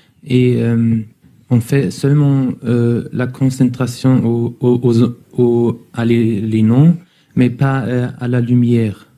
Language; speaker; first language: French; non-native, learner; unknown